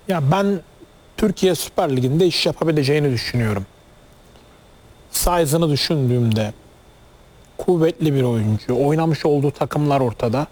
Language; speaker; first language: Turkish; native; Turkish